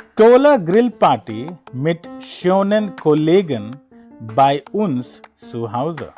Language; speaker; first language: German; non-native, learner; Hindi